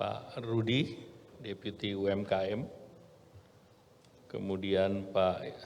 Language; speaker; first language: Indonesian; native; Indonesian